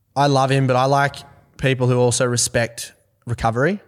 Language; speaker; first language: English; native; English